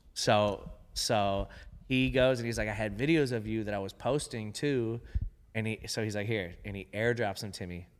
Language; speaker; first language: English; native; English